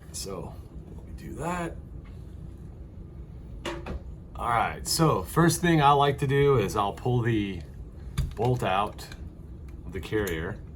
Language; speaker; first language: English; native; English